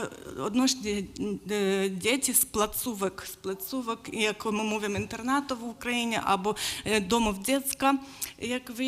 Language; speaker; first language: Polish; non-native, learner; Ukrainian